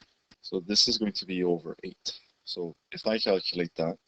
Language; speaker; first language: English; native; English